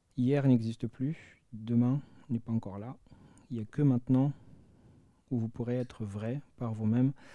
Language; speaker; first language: French; non-native, local second language; Malagasy